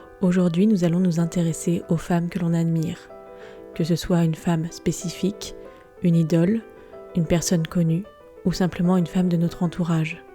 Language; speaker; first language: French; native; French